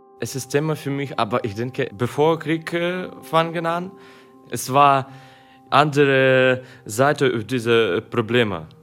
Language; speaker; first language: German; non-native, learner; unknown